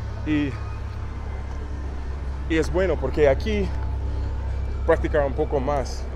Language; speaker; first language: Spanish; non-native, learner; English